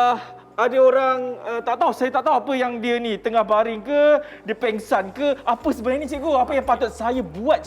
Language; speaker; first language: Malay; native; Malay